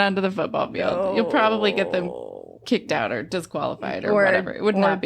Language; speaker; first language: English; native; English